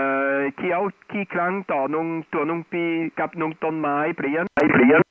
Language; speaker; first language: Thai; non-native, fluent; Dutch